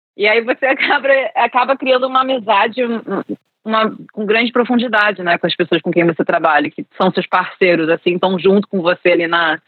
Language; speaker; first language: Portuguese; early bilingual, other home language; English